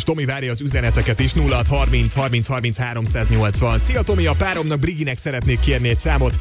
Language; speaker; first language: Hungarian; native; Hungarian